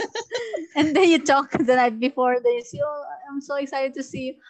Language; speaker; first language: English; non-native, local second language; Filipino